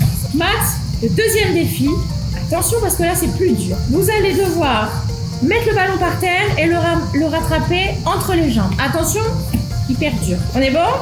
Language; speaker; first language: French; native; French